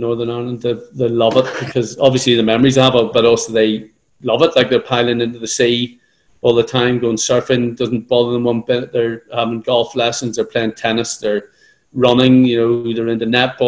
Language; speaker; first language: English; native; English